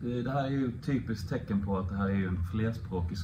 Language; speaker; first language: Swedish; native; Swedish